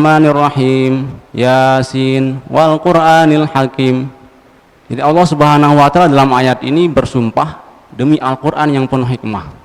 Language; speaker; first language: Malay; non-native, local second language; Sasak